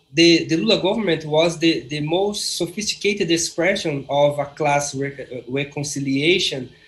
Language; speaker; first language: English; non-native, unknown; Portuguese